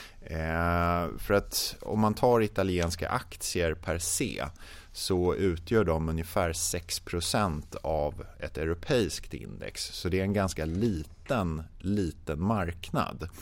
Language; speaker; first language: Swedish; native; Swedish